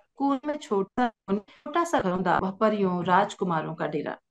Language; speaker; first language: Hindi; native; Hindi